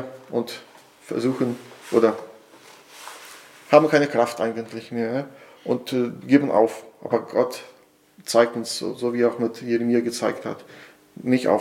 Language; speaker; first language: German; non-native, fluent; Portuguese